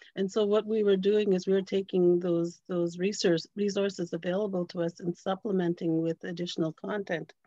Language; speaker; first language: English; native; English